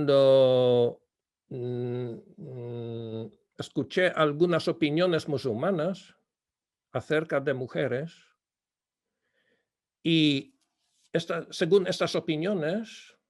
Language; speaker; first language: Spanish; non-native, fluent; Polish